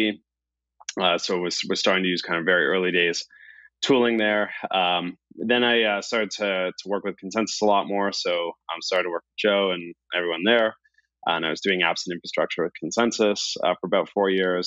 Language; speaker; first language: English; native; English